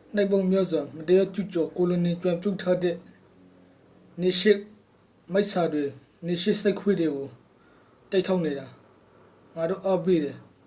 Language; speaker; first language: Burmese; native; Burmese